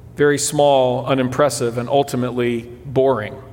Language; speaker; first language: English; early bilingual, other home language; Portuguese